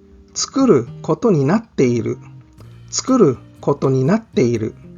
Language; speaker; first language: Japanese; non-native, fluent; English